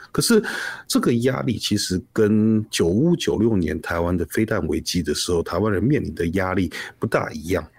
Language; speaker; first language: Chinese; native; Chinese